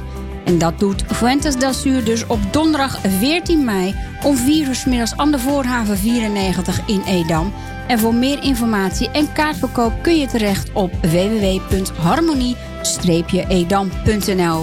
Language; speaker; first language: Dutch; native; Dutch